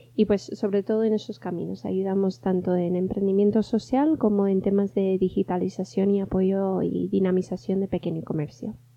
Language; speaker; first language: Spanish; non-native, fluent; English